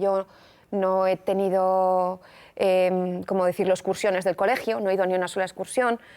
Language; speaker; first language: Spanish; native; Spanish